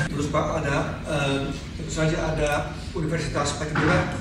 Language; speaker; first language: Indonesian; non-native, fluent; Dutch